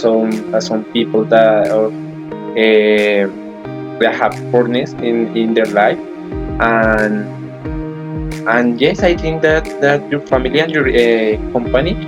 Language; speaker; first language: English; non-native, learner; Spanish